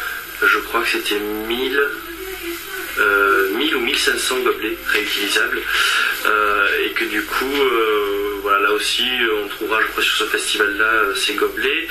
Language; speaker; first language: French; native; French